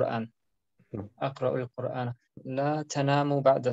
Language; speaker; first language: Arabic; non-native, learner; German